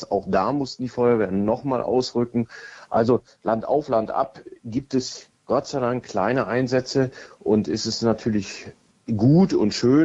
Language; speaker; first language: German; native; German